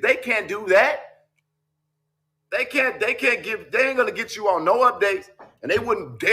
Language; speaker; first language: English; native; English